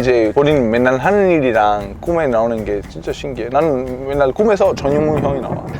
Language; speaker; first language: Korean; non-native, fluent; Italian